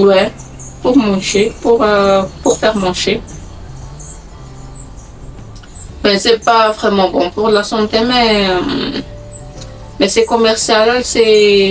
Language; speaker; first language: French; non-native, local second language; Malagasy